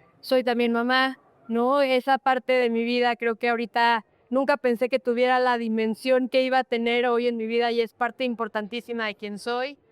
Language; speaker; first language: Spanish; native; Spanish